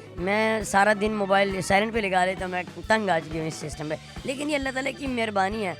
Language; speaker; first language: Urdu; non-native, local second language; Pashto